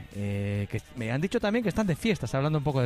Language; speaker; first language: Spanish; native; Spanish